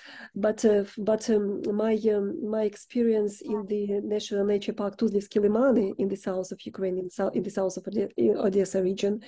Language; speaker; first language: English; non-native, fluent; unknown